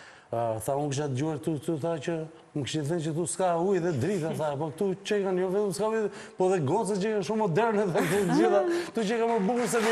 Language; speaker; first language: Albanian; native; Albanian